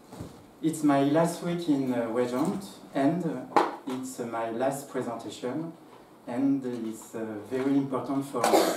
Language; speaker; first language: English; non-native, fluent; French